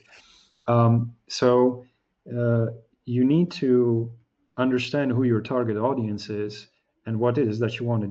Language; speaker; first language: English; non-native, fluent; Slovak